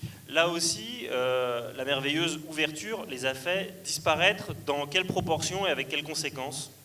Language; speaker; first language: French; native; French